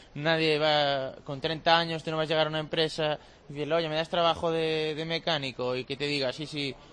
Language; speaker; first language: Spanish; native; Spanish